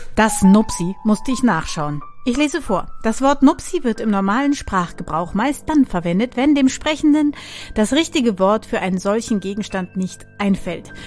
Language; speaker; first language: German; native; German